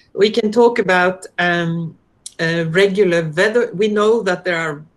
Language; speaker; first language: English; non-native, fluent; Norwegian